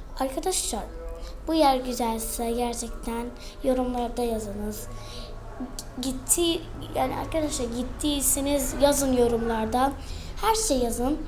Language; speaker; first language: Turkish; early bilingual, heritage; Turkish